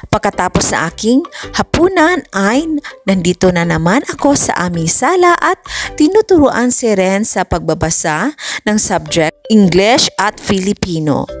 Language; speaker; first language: Filipino; non-native, local second language; Cebuano